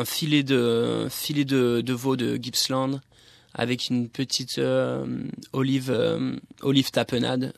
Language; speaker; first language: French; native; French